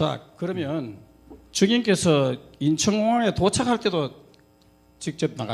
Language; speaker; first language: Korean; native; Korean